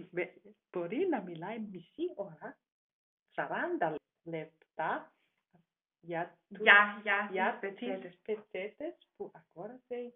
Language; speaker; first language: Greek; non-native, learner; German